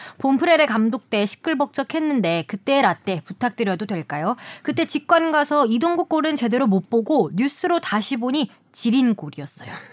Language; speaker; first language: Korean; native; Korean